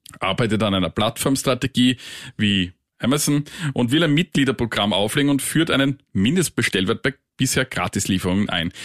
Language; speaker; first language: German; native; German